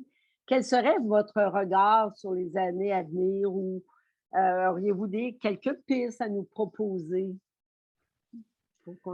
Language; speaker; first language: French; native; French